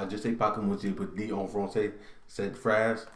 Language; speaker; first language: French; non-native, learner; English